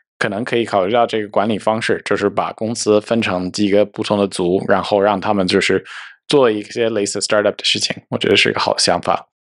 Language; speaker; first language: Chinese; non-native, fluent; English